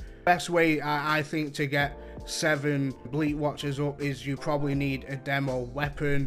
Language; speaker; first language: English; native; English